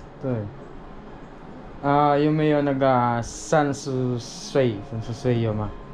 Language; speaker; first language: Chinese; non-native, fluent; Filipino